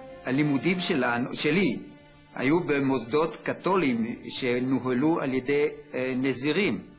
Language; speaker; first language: Hebrew; early bilingual, other home language; French